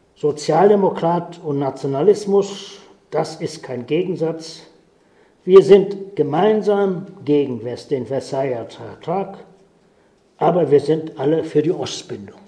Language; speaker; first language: German; native; German